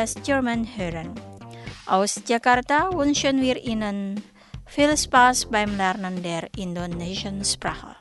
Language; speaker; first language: German; non-native, fluent; Indonesian